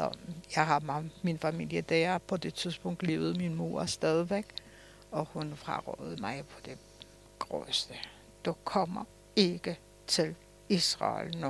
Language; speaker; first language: Danish; non-native, fluent; Polish